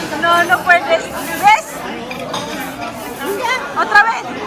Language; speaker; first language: Spanish; non-native, fluent; Filipino